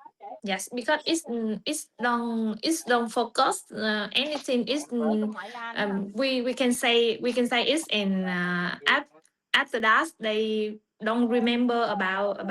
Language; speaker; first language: English; non-native, learner; Vietnamese